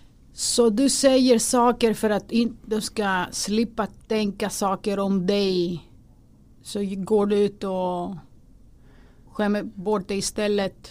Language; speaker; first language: Swedish; non-native, fluent; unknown